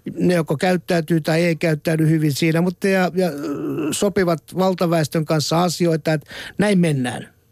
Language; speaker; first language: Finnish; native; Finnish